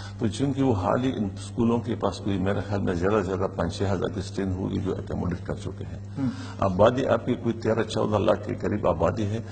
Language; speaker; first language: Urdu; non-native, local second language; Pashto